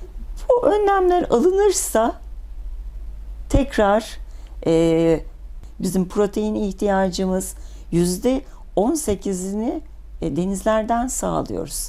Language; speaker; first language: Turkish; native; Turkish